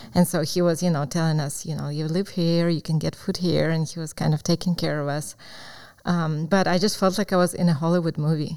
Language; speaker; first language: English; non-native, fluent; Ukrainian